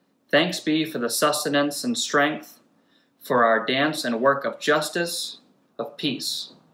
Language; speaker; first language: English; native; English